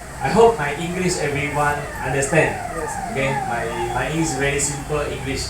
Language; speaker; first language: English; non-native, learner; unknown